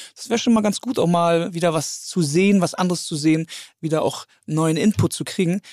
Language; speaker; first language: German; native; German